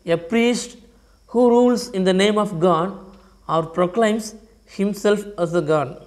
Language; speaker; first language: English; non-native, local second language; Tamil